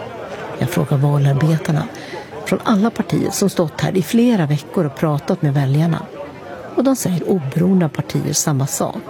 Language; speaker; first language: Swedish; native; Swedish